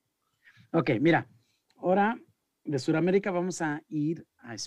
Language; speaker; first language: Spanish; early bilingual, heritage; Spanish